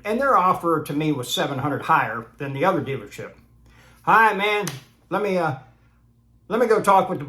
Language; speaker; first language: English; native; English